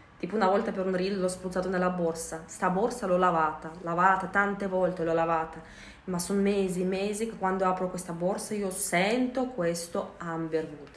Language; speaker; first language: Italian; non-native, fluent; Russian